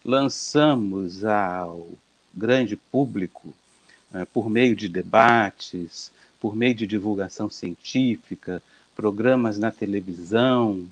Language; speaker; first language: Portuguese; native; Portuguese